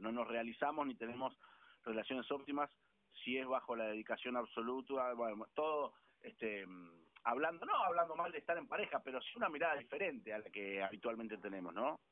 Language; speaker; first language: Spanish; native; Spanish